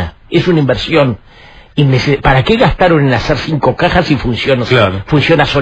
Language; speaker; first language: Spanish; native; Spanish